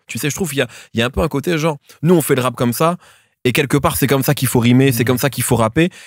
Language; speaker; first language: French; native; French